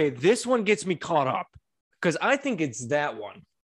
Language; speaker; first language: English; native; English